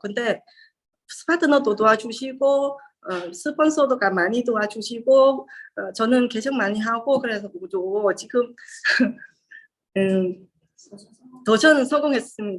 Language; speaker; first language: Korean; non-native, learner; Vietnamese